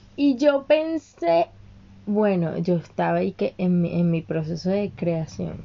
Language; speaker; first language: Spanish; native; Spanish